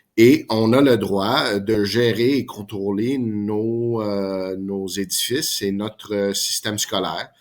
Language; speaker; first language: French; non-native, local second language; English